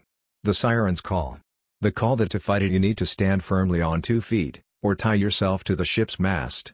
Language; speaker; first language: English; non-native, fluent; Hungarian